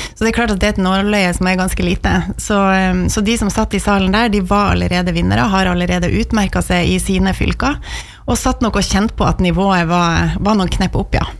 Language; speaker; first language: Norwegian; native; Norwegian